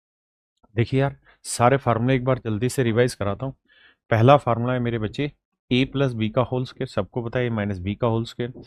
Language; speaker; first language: Hindi; native; Hindi